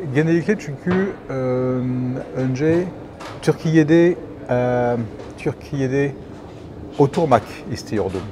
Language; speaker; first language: Turkish; non-native, learner; French